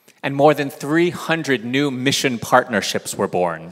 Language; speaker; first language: English; early bilingual, other home language; Korean